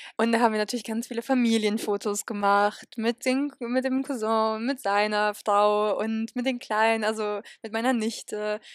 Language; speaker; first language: German; early bilingual, other home language; Polish